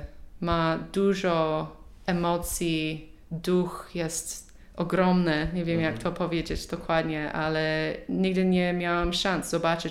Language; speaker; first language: Polish; non-native, learner; English